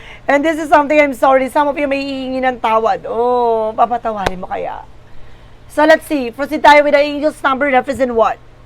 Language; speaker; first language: English; non-native, local second language; Filipino